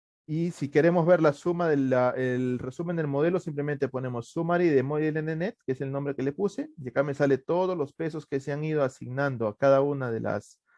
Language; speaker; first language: Spanish; native; Spanish